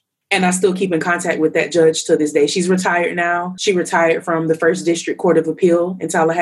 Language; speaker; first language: English; native; English